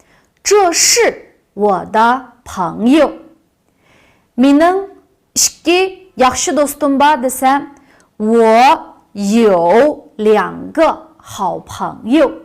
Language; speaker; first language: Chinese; non-native, local second language; Uyghur